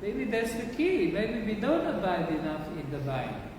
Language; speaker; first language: English; non-native, local second language; Filipino